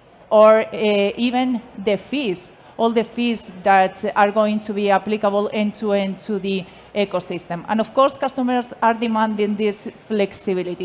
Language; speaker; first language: English; non-native, fluent; Spanish